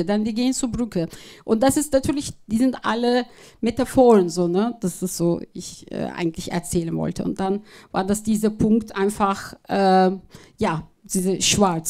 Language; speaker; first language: German; non-native, fluent; Turkish